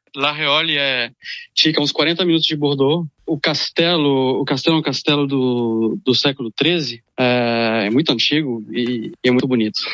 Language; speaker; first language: Portuguese; early bilingual, other home language; French